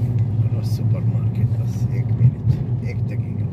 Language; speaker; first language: Arabic; non-native, learner; Urdu